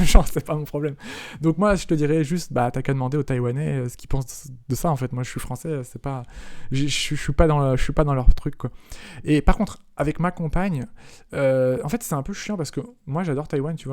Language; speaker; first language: French; native; French